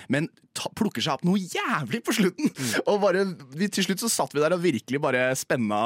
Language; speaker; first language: Norwegian; non-native, fluent; English